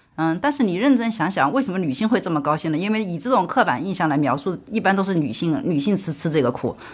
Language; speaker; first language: Chinese; native; Chinese